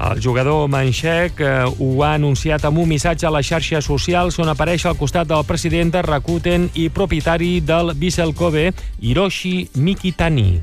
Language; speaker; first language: Catalan; native; Catalan